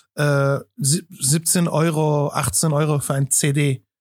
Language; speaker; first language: German; non-native, fluent; Arabic